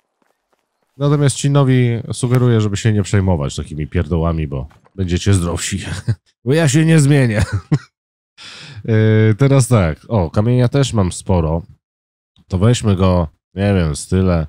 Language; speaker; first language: Polish; native; Polish